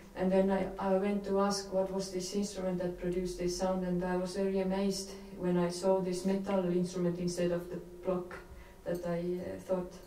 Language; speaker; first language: English; non-native, fluent; Estonian